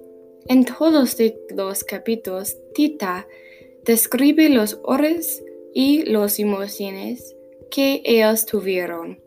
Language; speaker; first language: Spanish; non-native, learner; English